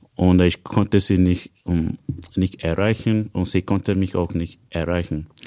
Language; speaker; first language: German; non-native, learner; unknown